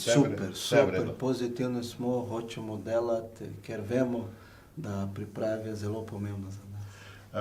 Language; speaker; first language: Slovenian; non-native, fluent; Portuguese